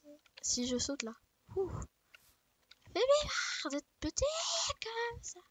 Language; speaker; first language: French; native; French